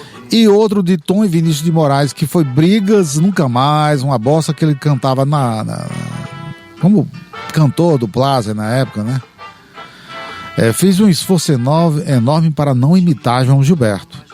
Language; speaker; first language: Portuguese; native; Portuguese